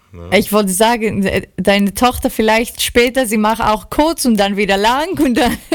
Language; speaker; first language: German; non-native, learner; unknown